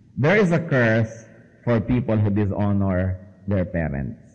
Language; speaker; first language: English; non-native, local second language; Filipino